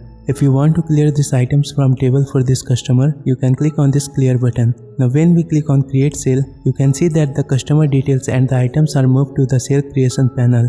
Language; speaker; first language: English; non-native, local second language; Hindi